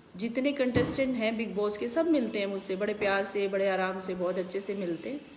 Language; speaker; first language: Hindi; native; Hindi